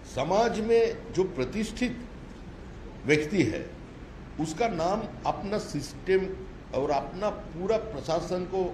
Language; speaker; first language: Hindi; non-native, local second language; Bangla